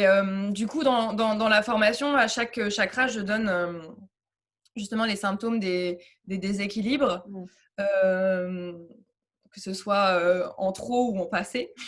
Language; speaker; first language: French; native; French